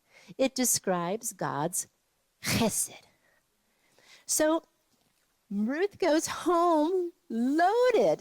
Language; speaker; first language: English; native; English